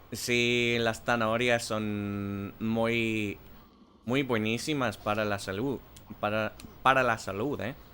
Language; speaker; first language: Spanish; non-native, learner; English